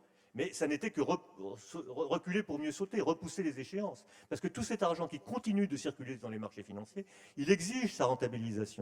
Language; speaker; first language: French; native; French